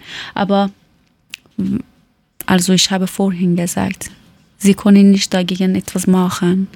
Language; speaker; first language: German; non-native, learner; Persian